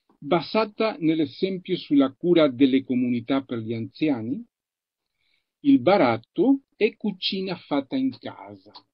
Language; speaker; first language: Italian; non-native, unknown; Spanish